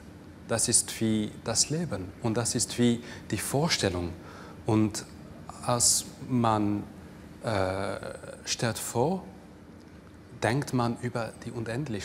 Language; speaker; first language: German; non-native, fluent; English